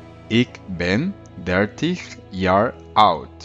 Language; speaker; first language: Dutch; non-native, learner; Spanish